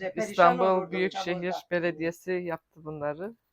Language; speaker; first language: Turkish; native; Turkish